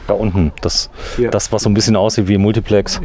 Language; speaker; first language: German; native; German